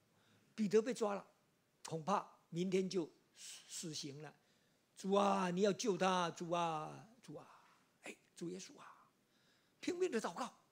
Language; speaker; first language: Chinese; native; Chinese